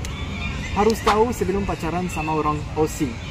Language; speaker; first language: Indonesian; non-native, fluent; French